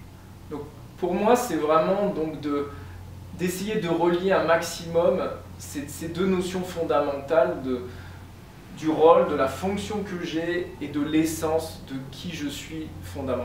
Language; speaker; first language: French; native; French